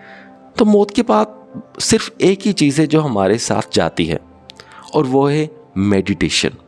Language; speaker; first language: Hindi; native; Hindi